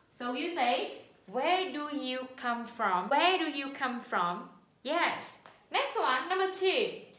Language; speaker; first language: English; non-native, fluent; Vietnamese